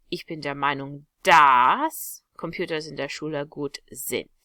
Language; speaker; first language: German; non-native, fluent; English